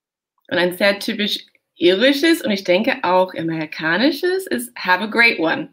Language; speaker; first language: German; non-native, fluent; English